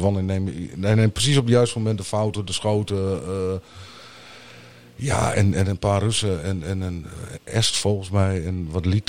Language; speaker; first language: Dutch; native; Dutch